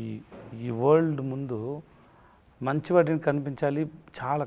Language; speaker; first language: Telugu; non-native, learner; Tamil